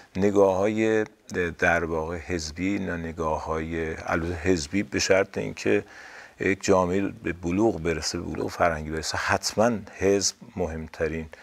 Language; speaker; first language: Persian; native; Persian